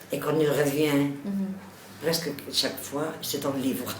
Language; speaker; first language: French; non-native, learner; Catalan